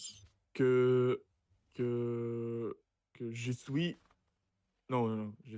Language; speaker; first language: French; non-native, learner; Russian